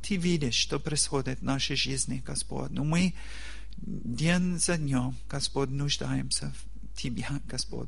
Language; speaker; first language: Russian; non-native, learner; English